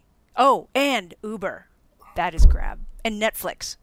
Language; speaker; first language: English; non-native, local second language; Filipino